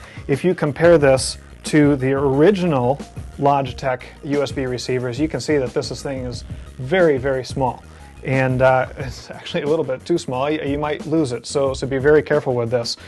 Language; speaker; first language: English; native; English